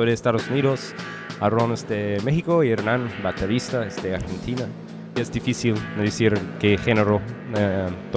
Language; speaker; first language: Spanish; non-native, fluent; English